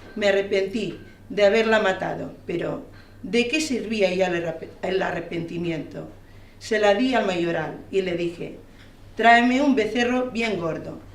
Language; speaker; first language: Spanish; non-native, local second language; Catalan